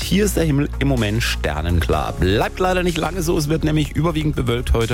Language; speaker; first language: German; native; German